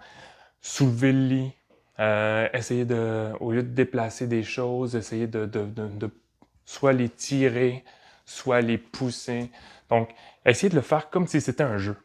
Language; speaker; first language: French; native; French